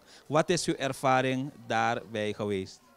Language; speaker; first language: Dutch; native; Dutch